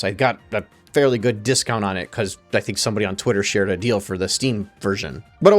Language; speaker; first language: English; native; English